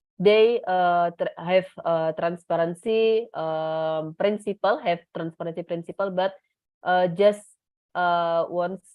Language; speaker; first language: English; non-native, learner; Indonesian